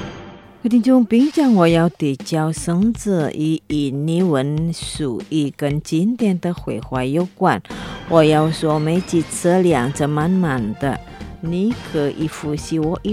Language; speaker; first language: Chinese; non-native, fluent; Indonesian